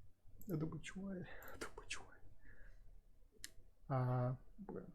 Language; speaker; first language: Korean; non-native, learner; Russian